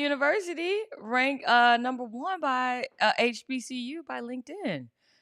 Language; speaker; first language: English; native; English